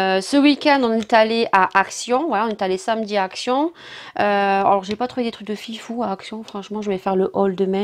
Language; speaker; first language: French; native; French